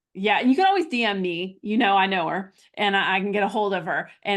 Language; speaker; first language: English; native; English